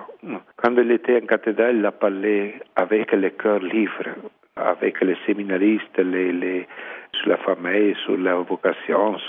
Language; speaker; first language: French; non-native, learner; Italian